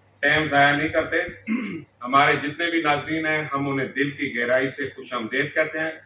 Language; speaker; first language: Urdu; non-native, local second language; Punjabi